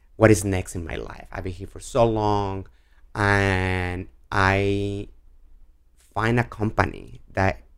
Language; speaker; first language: English; non-native, learner; Spanish